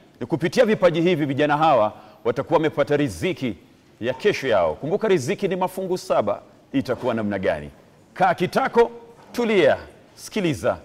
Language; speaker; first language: Swahili; non-native, local second language; Gusii